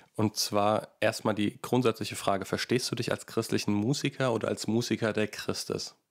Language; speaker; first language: German; native; German